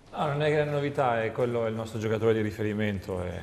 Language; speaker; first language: Italian; non-native, fluent; Albanian